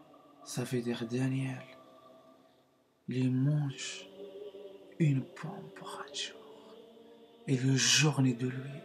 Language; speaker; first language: French; non-native, learner; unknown